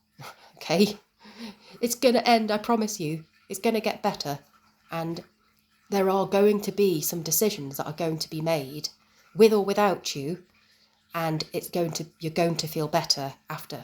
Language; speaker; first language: English; native; English